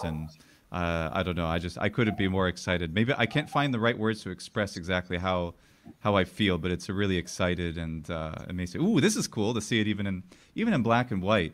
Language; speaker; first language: English; native; English